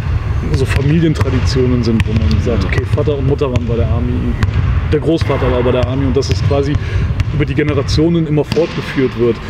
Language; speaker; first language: German; native; German